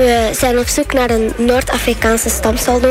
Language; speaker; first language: Dutch; early bilingual, other home language; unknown